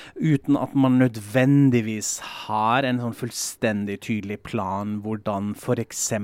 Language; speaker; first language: Norwegian; non-native, fluent; German